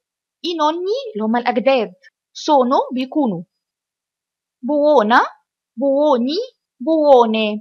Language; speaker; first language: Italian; non-native, fluent; Arabic